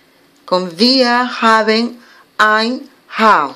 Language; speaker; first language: German; non-native, fluent; Spanish